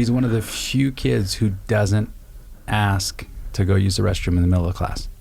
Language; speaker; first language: English; native; English